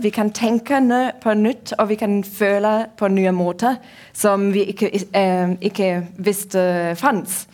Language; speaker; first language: Norwegian; non-native, fluent; German